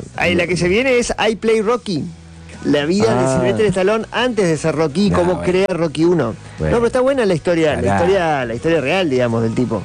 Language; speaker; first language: Spanish; native; Spanish